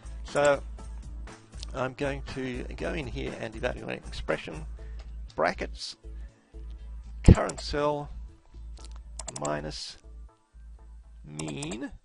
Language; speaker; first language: English; native; English